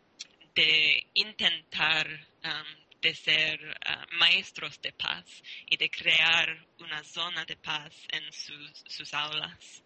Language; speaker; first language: Spanish; non-native, learner; English